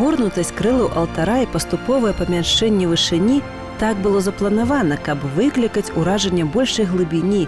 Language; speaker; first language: Belarusian; native; Belarusian